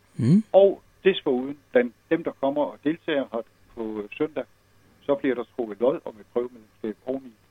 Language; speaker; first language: Danish; native; Danish